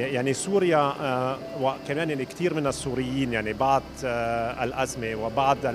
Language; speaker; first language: Arabic; non-native, fluent; German